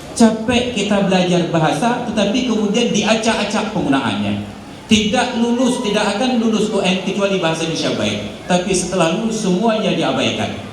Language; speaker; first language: Malay; non-native, local second language; Achinese